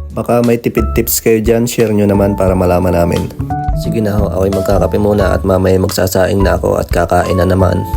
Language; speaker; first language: Filipino; native; Filipino